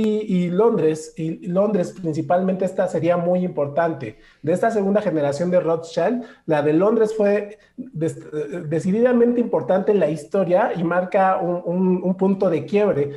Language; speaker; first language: Spanish; native; Spanish